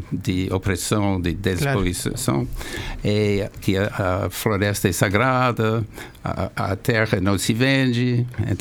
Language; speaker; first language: Portuguese; non-native, fluent; English